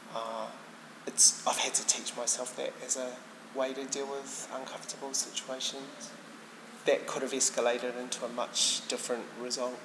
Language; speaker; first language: English; native; English